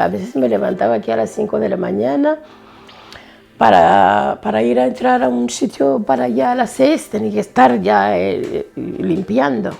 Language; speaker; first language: Spanish; non-native, learner; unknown